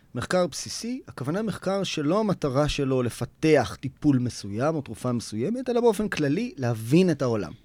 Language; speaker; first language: Hebrew; native; Hebrew